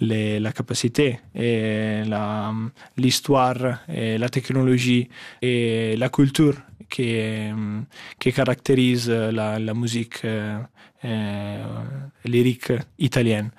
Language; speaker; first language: French; non-native, fluent; Italian